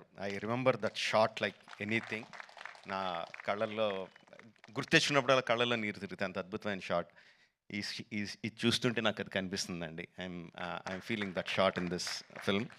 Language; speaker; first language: Telugu; native; Telugu